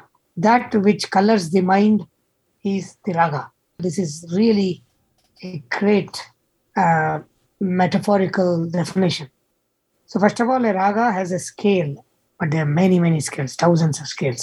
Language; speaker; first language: English; non-native, local second language; Kannada